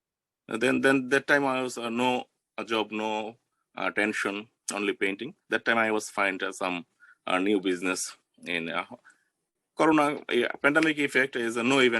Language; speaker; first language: English; non-native, learner; Bangla